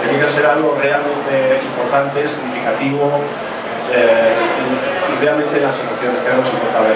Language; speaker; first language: Spanish; native; Spanish